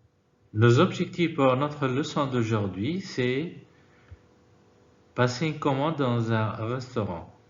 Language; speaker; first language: French; non-native, fluent; Arabic